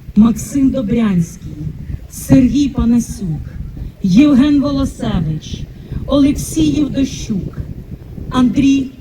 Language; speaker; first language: Ukrainian; native; Ukrainian